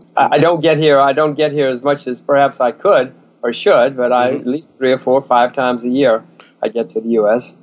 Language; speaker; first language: English; native; English